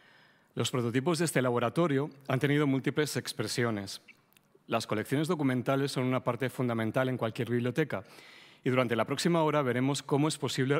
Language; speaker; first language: Spanish; native; Spanish